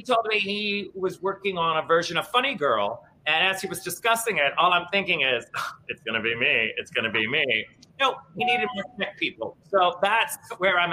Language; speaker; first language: English; native; English